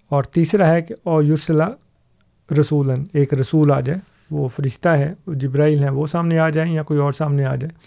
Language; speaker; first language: Urdu; non-native, local second language; Punjabi